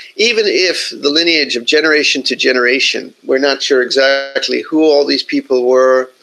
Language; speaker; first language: English; native; English